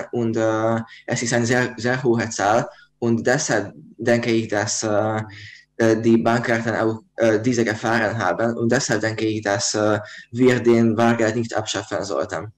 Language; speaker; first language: German; non-native, learner; Hungarian